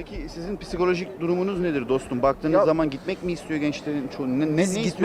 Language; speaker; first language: Turkish; native; Turkish